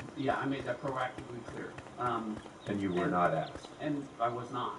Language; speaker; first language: English; native; English